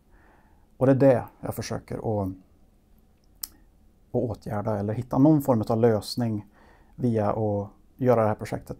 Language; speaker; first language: Swedish; native; Swedish